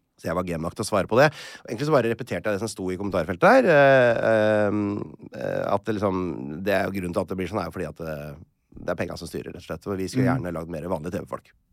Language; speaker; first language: Norwegian; native; Norwegian